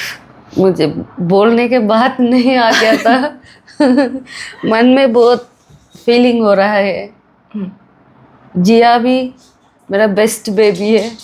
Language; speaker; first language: Hindi; non-native, local second language; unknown